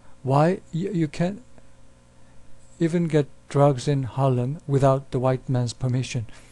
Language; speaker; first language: English; non-native, fluent; Korean